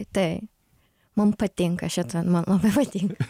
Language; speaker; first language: Lithuanian; non-native, learner; Japanese